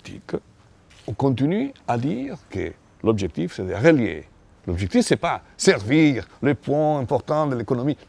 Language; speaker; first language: French; non-native, fluent; Catalan